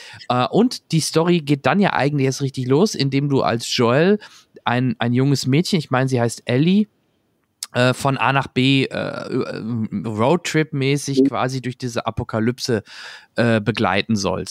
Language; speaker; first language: German; native; German